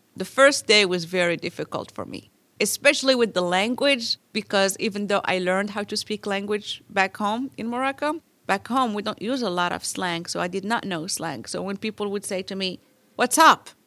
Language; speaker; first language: English; non-native, fluent; Arabic